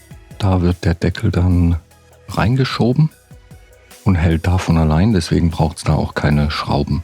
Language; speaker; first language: German; native; German